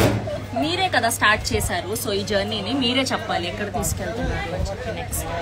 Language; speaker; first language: Telugu; native; Telugu